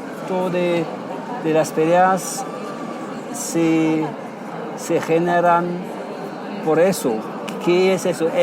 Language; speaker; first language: Spanish; non-native, fluent; German